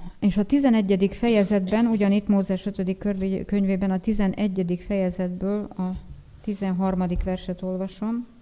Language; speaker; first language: Hungarian; native; Hungarian